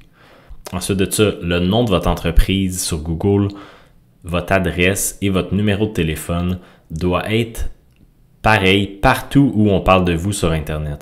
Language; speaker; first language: French; native; French